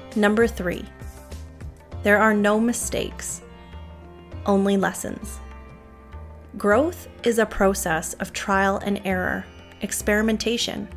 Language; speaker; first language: English; native; English